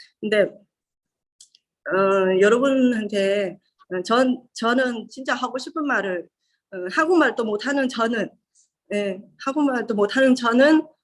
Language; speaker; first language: Korean; non-native, learner; Vietnamese